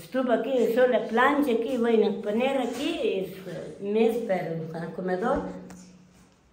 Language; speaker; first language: Spanish; non-native, local second language; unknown